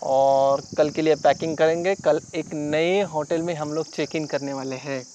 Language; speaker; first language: Hindi; non-native, local second language; Marathi